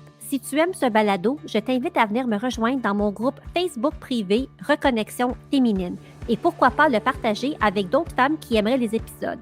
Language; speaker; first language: French; native; French